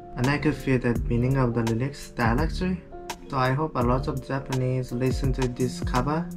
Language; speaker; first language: English; non-native, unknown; Japanese